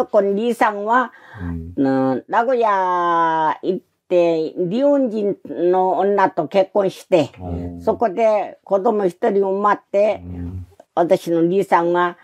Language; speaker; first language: Japanese; non-native, learner; Korean